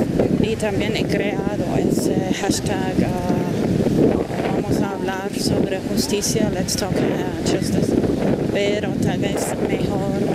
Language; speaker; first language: Spanish; non-native, fluent; German